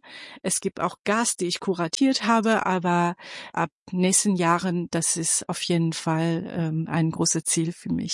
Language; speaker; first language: German; non-native, fluent; Persian